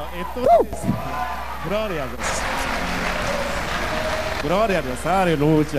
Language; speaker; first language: Portuguese; non-native, learner; Haitian Creole